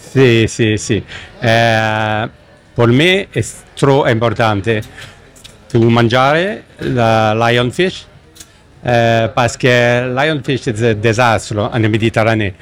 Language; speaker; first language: Italian; non-native, learner; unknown